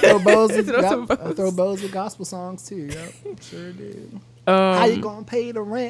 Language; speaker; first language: English; native; English